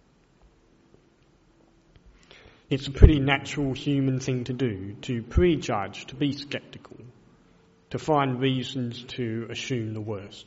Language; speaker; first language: English; native; English